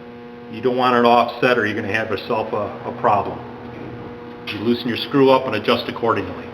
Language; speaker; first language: English; native; English